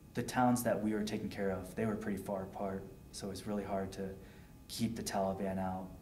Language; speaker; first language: English; native; English